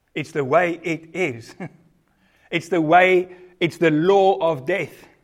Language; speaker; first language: English; non-native, local second language; Afrikaans